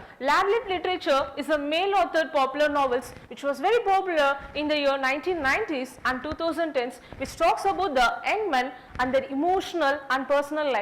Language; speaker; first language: English; non-native, local second language; Tamil